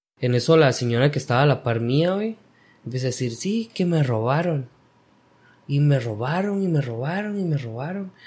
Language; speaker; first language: Spanish; native; Spanish